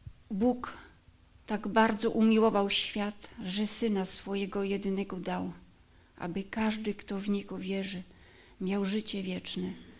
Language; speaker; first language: Polish; native; Polish